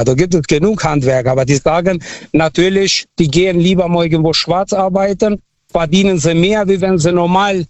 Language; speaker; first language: German; non-native, fluent; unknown